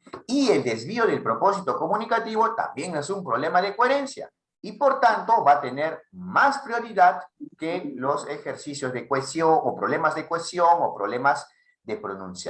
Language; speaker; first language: Spanish; native; Spanish